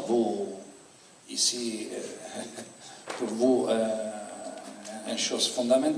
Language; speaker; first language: French; non-native, learner; Italian